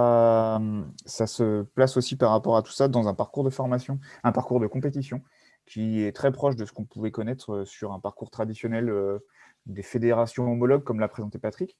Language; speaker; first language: French; native; French